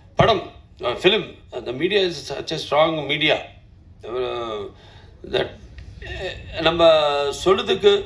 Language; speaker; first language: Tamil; non-native, local second language; Telugu